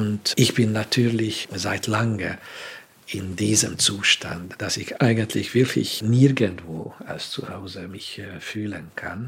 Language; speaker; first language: German; non-native, fluent; Hungarian